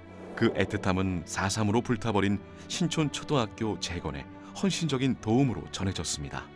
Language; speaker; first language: Korean; native; Korean